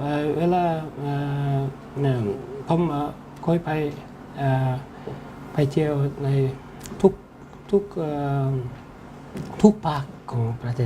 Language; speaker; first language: Thai; non-native, learner; Mongolian